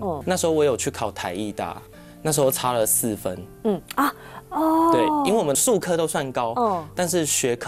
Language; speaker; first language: Chinese; non-native, local second language; Min Nan Chinese